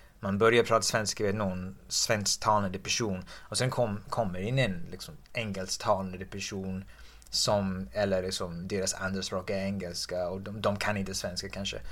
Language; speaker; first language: Swedish; non-native, fluent; English